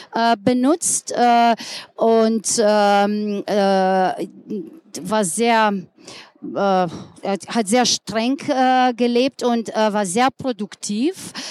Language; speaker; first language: German; non-native, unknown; Slovenian